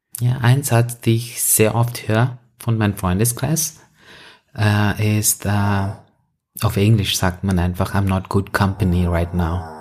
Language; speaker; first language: German; non-native, fluent; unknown